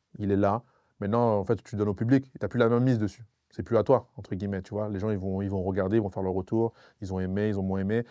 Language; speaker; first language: French; non-native, local second language; Sango